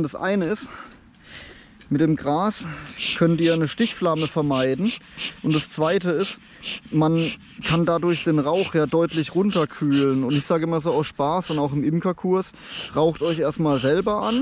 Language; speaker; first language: German; native; German